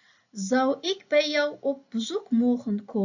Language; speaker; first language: Dutch; non-native, fluent; Uyghur